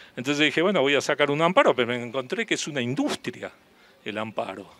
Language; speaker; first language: Spanish; native; Spanish